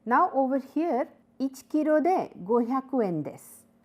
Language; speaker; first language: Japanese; non-native, fluent; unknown